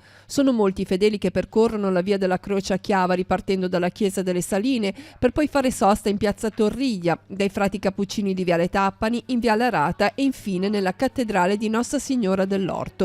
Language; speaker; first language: Italian; native; Italian